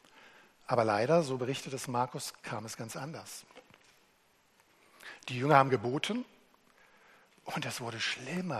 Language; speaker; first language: German; native; German